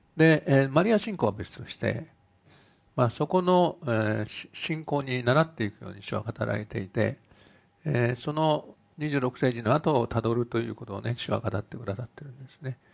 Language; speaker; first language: Japanese; native; Japanese